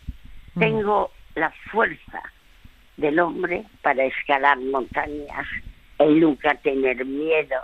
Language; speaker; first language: Spanish; early bilingual, other home language; French